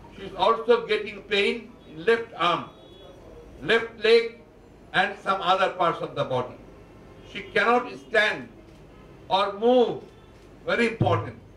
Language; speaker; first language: English; non-native, local second language; Bangla